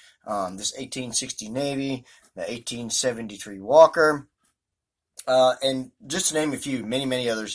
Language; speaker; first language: English; native; English